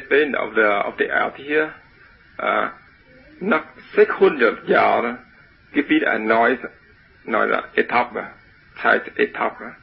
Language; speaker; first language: German; non-native, learner; Vietnamese